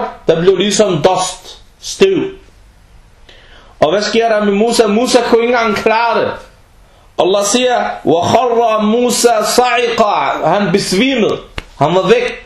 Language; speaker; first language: Danish; early bilingual, other home language; Arabic